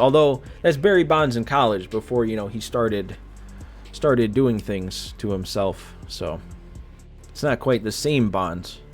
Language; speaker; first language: English; native; English